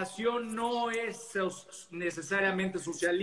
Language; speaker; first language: Spanish; native; Spanish